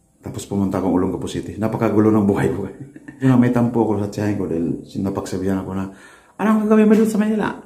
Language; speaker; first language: Filipino; non-native, local second language; Waray